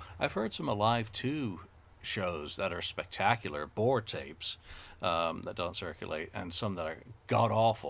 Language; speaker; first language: English; native; English